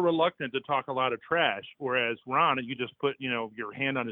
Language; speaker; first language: English; native; English